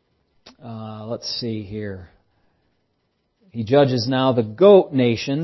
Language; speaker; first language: English; native; English